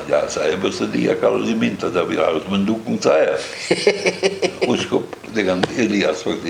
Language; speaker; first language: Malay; non-native, fluent; Dutch